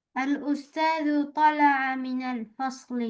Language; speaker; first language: Arabic; non-native, learner; Bangla